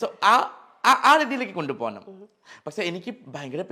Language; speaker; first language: Malayalam; non-native, fluent; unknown